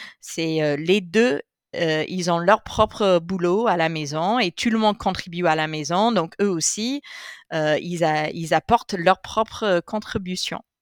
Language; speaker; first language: French; non-native, fluent; English